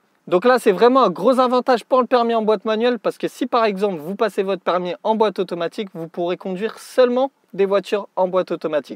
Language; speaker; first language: French; native; French